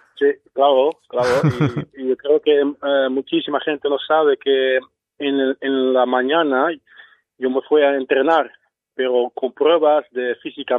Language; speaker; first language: Spanish; non-native, fluent; Dutch